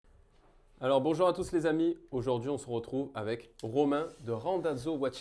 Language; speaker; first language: French; native; French